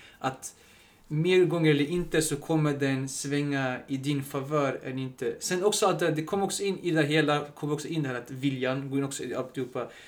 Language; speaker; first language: Swedish; early bilingual, other home language; Spanish